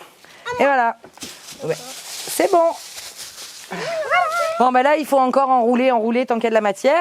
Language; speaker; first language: French; native; French